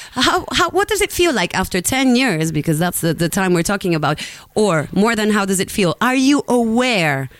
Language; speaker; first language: English; non-native, fluent; Italian